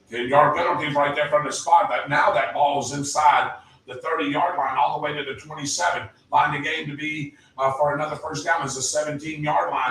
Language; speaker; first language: English; native; English